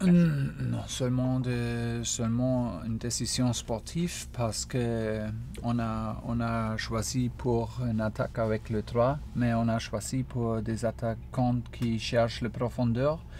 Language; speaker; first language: French; non-native, fluent; German